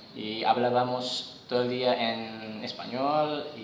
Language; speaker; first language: Spanish; non-native, learner; Indonesian